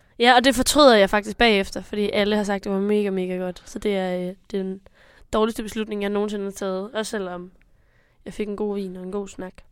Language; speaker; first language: Danish; native; Danish